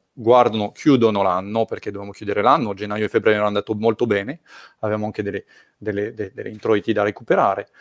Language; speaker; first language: Italian; non-native, fluent; French